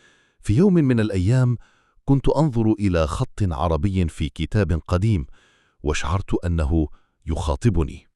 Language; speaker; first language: Arabic; non-native, fluent; Turkish